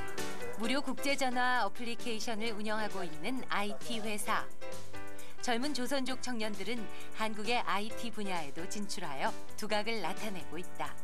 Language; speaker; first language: Korean; early bilingual, heritage; Korean